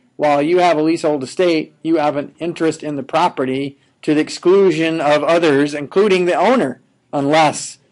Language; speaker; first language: English; native; English